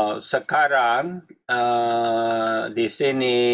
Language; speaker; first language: Indonesian; non-native, learner; English